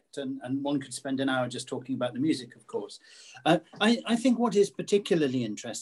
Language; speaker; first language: English; native; English